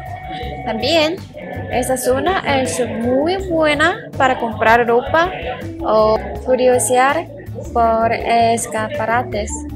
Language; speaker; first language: Spanish; non-native, learner; Korean